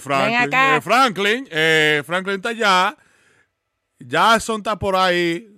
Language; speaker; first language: Spanish; early bilingual, heritage; Spanish